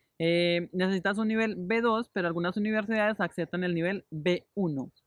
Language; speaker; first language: Spanish; native; Spanish